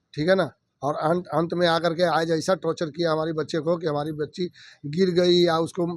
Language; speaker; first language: Hindi; native; Hindi